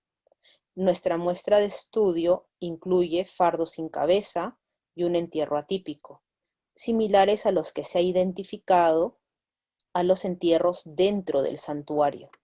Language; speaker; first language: Spanish; native; Spanish